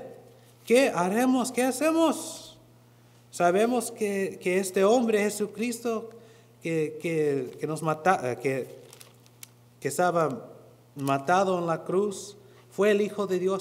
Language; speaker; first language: Spanish; non-native, learner; English